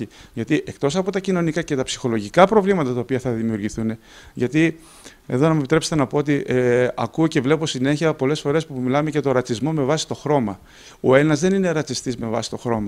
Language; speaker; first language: Greek; native; Greek